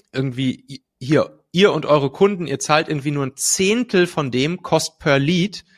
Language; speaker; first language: German; native; German